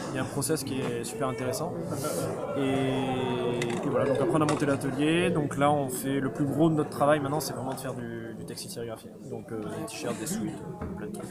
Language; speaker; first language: French; native; French